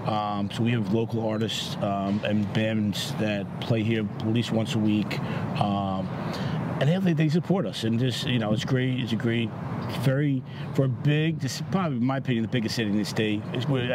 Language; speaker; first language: English; native; English